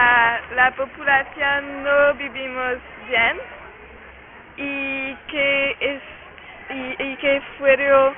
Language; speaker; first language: Spanish; non-native, learner; French